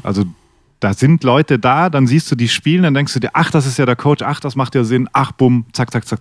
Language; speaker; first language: German; native; German